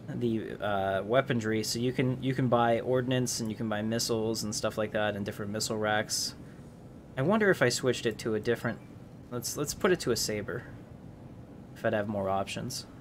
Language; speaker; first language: English; native; English